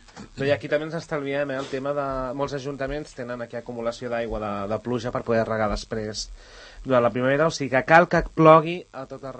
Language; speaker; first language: Catalan; native; Catalan